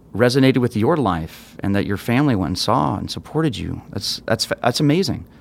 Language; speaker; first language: English; native; English